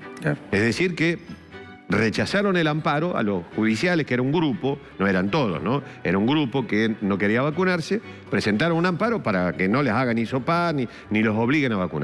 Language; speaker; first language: Spanish; native; Spanish